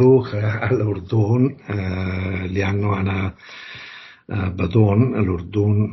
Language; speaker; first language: Arabic; non-native, learner; Italian